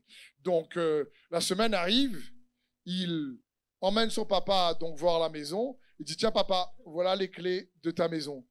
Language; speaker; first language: French; native; French